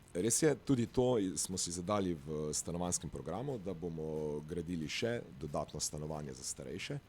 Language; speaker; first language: Slovenian; native; Slovenian